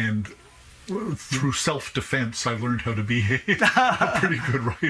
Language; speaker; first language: English; native; English